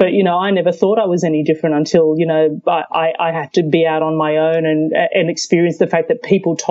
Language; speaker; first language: English; early bilingual, other home language; Cantonese